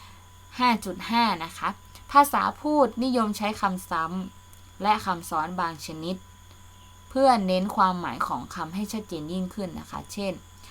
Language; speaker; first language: Thai; native; Thai